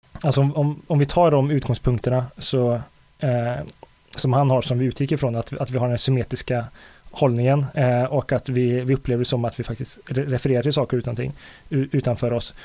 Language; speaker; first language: Swedish; native; Swedish